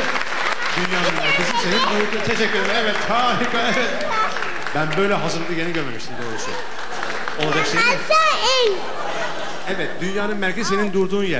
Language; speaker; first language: Turkish; native; Turkish